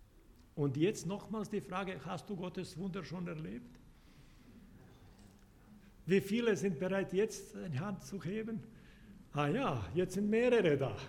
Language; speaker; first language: German; non-native, fluent; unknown